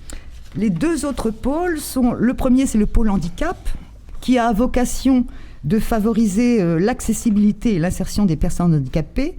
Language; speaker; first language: French; native; French